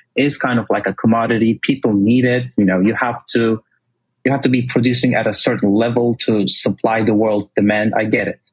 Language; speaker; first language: English; non-native, fluent; Turkish